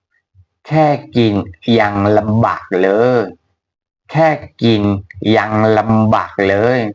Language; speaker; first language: Thai; non-native, fluent; Burmese